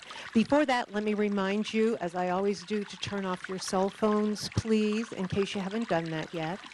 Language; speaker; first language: English; native; English